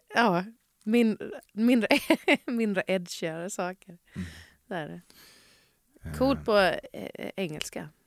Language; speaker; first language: Swedish; native; Swedish